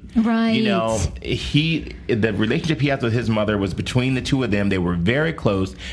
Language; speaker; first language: English; native; English